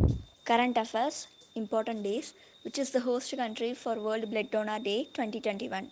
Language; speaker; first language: English; non-native, local second language; Tamil